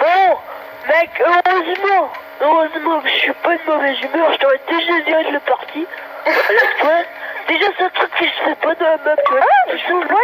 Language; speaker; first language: French; native; French